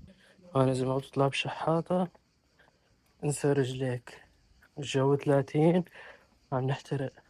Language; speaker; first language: Arabic; native; Arabic